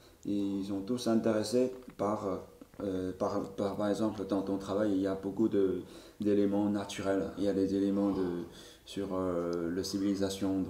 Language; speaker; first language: French; non-native, learner; Chinese